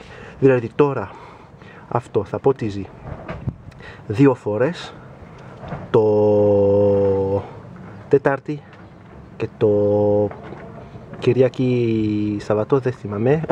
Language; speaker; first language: Greek; non-native, learner; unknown